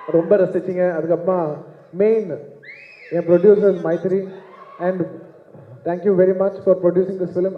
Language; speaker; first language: Tamil; non-native, local second language; Telugu